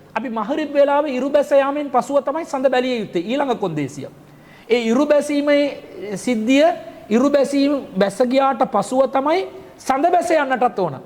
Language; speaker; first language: Sinhala; non-native, local second language; Tamil